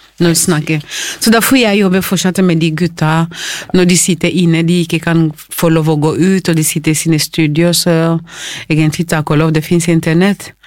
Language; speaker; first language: Norwegian; non-native, fluent; Swahili